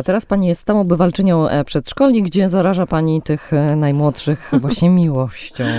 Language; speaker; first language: Polish; native; Polish